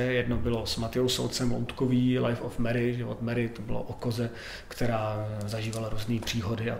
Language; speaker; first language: Czech; native; Czech